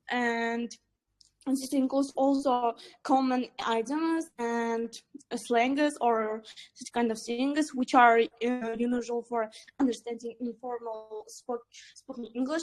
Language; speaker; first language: English; non-native, learner; Uzbek